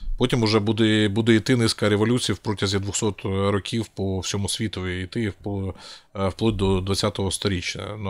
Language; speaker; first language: Ukrainian; non-native, local second language; Russian